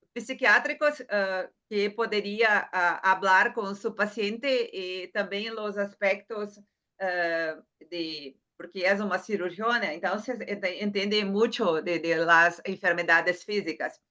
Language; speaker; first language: Spanish; non-native, learner; Portuguese